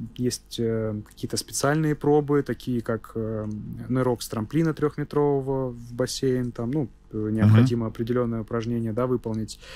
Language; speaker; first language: Russian; non-native, local second language; Armenian